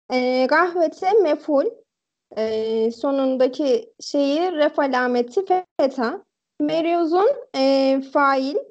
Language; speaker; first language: Turkish; native; Turkish